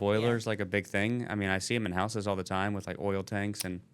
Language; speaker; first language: English; native; English